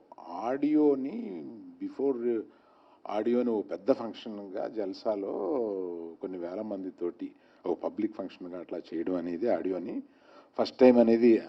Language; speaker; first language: Telugu; native; Telugu